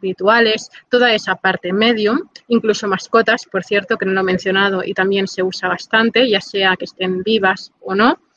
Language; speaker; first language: Spanish; native; Spanish